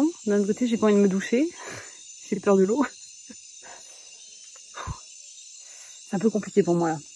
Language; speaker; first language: French; native; French